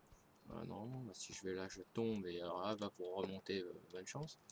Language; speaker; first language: French; native; French